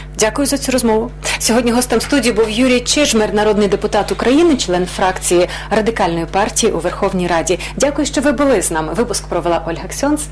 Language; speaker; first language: Ukrainian; native; Ukrainian